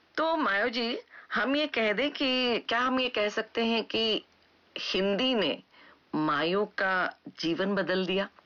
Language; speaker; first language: Hindi; native; Hindi